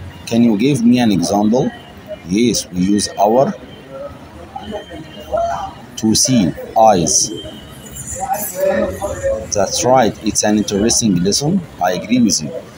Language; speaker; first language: English; non-native, fluent; Arabic